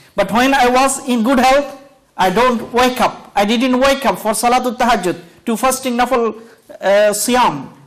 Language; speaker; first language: English; non-native, local second language; Bangla